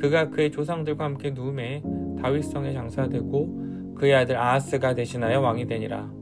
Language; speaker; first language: Korean; native; Korean